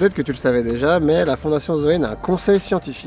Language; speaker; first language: French; native; French